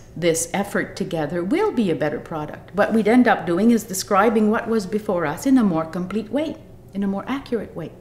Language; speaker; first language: English; native; English